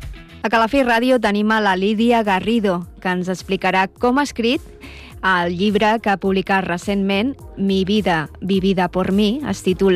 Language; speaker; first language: Catalan; native; Catalan